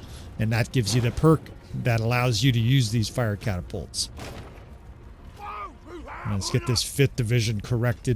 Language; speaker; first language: English; native; English